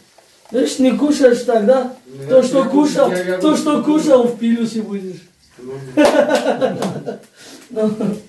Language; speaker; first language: Russian; non-native, fluent; Tajik